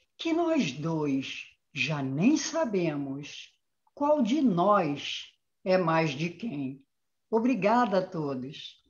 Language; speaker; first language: Portuguese; native; Portuguese